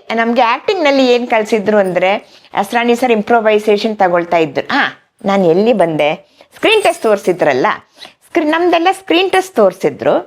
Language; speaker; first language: Kannada; non-native, local second language; Malayalam